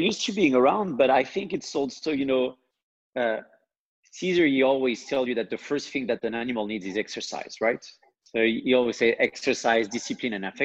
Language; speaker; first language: English; non-native, fluent; French